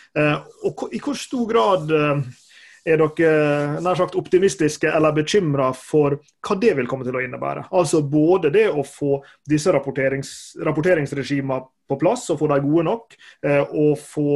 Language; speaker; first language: Norwegian; native; Norwegian